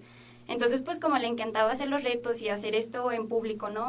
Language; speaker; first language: Spanish; native; Spanish